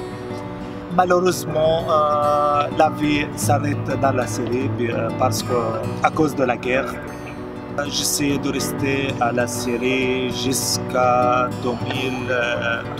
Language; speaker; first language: French; non-native, fluent; Arabic